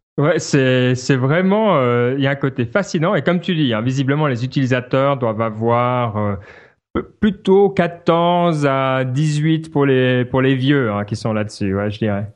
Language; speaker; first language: French; native; French